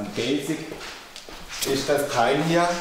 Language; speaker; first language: German; native; German